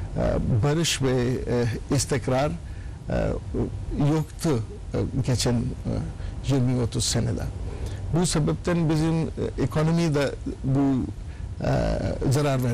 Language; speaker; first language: Turkish; non-native, learner; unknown